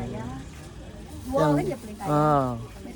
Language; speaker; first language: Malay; non-native, local second language; Balinese